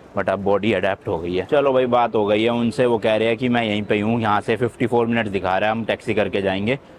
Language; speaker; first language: Hindi; native; Hindi